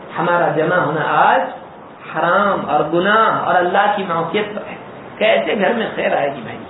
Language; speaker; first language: Urdu; native; Urdu